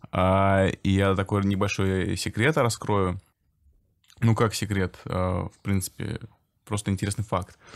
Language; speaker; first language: Russian; native; Russian